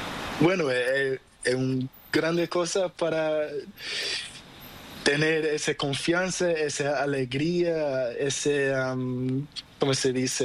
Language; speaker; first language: Spanish; non-native, learner; Portuguese